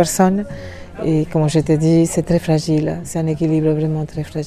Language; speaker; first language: French; non-native, fluent; Spanish